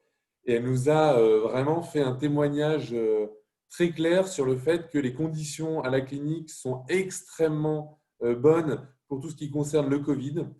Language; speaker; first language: French; native; French